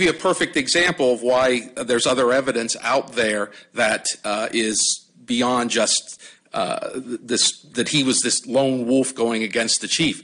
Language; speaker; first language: English; native; English